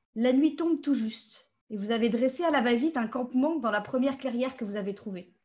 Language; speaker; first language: French; native; French